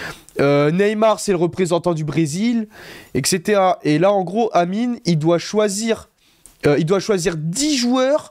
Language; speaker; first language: French; native; French